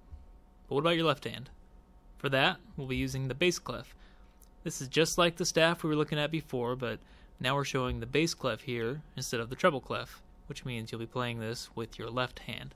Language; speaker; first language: English; native; English